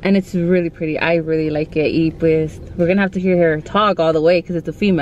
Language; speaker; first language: English; early bilingual, other home language; Spanish